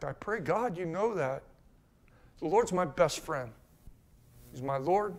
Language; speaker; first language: English; native; English